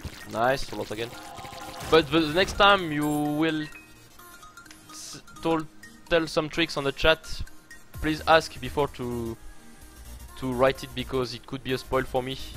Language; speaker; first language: English; non-native, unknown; French